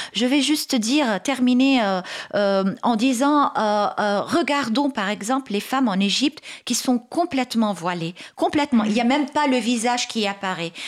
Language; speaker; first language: French; non-native, local second language; Arabic